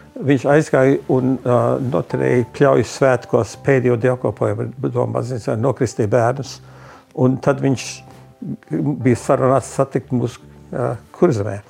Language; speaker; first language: Latvian; early bilingual, heritage; Latvian